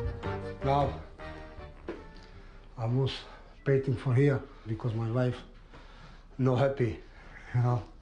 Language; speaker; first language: English; non-native, learner; Romanian